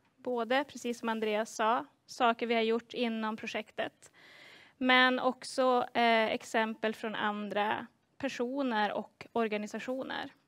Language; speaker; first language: Swedish; native; Swedish